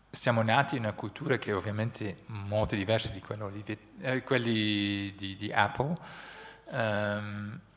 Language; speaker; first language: Italian; non-native, fluent; Dutch